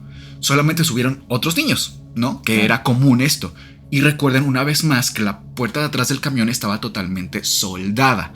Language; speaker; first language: Spanish; native; Spanish